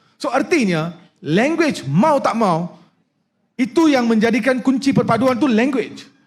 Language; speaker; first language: Malay; non-native, local second language; Punjabi